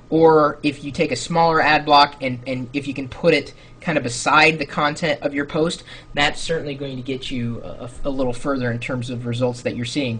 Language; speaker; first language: English; native; English